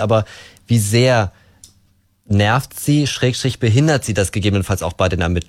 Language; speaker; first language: German; native; German